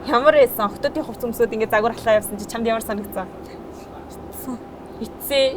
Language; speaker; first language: Mongolian; native; Mongolian